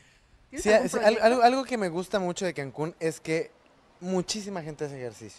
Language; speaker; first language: Spanish; native; Spanish